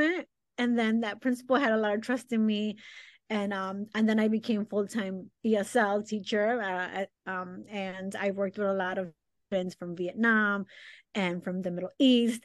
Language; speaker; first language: English; early bilingual, other home language; Spanish